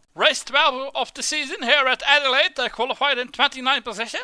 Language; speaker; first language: English; non-native, fluent; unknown